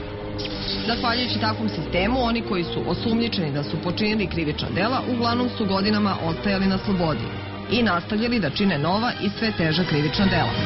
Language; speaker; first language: Serbian; native; Serbian